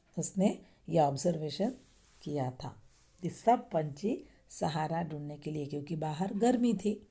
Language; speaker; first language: Hindi; non-native, local second language; Marathi